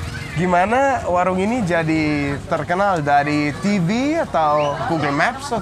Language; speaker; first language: Indonesian; non-native, learner; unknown